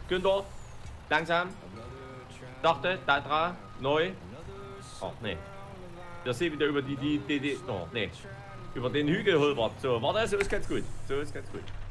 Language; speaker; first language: German; native; German